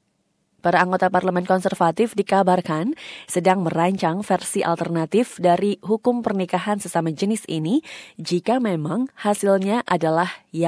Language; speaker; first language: Indonesian; native; Indonesian